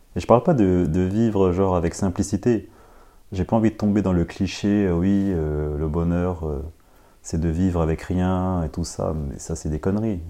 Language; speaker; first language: French; early bilingual, other home language; Khmer